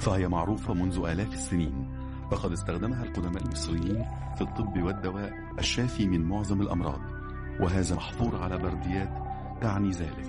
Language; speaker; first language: Arabic; native; Arabic